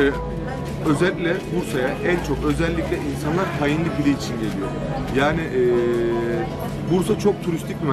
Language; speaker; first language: Turkish; native; Turkish